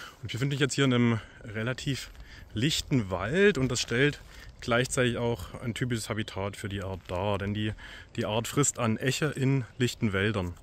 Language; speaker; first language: German; native; German